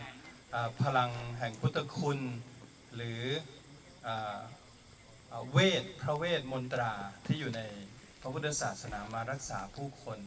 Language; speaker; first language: Thai; native; Thai